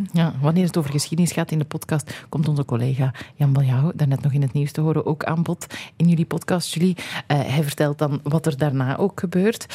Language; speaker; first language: Dutch; native; Dutch